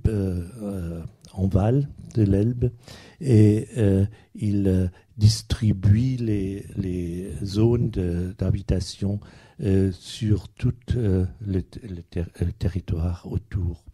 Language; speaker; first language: French; non-native, fluent; German